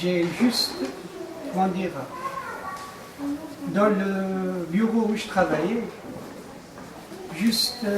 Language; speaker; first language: French; non-native, fluent; Persian